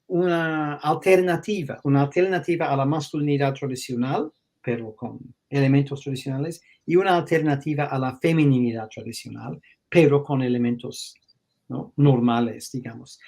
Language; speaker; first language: Spanish; non-native, fluent; English